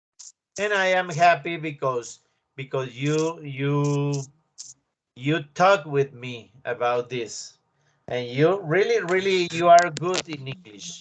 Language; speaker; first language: English; non-native, learner; Spanish